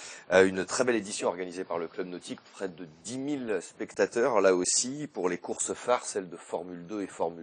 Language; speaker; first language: French; native; French